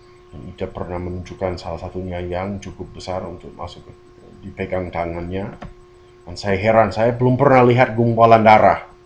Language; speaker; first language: Indonesian; non-native, fluent; English